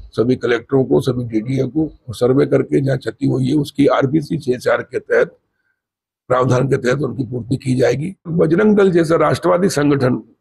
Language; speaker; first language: Hindi; native; Hindi